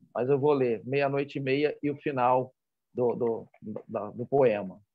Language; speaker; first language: Portuguese; native; Portuguese